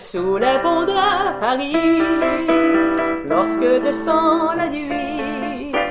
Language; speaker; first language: French; native; French